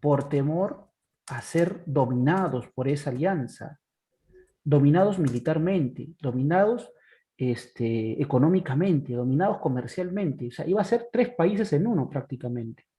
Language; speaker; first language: Spanish; native; Spanish